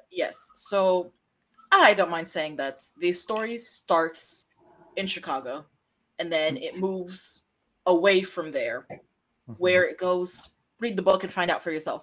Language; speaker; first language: English; native; English